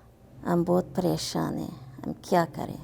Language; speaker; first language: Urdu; non-native, learner; Uyghur